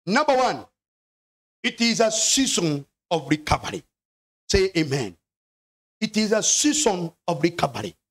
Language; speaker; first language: English; non-native, local second language; Swahili